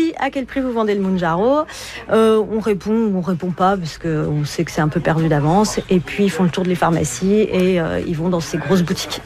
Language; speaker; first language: French; native; French